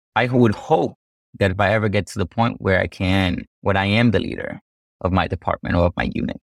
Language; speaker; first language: English; native; English